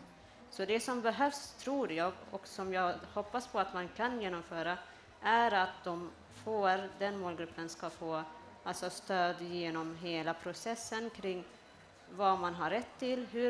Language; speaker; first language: Swedish; early bilingual, other home language; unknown